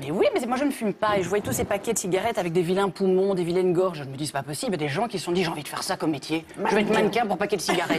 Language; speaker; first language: French; native; French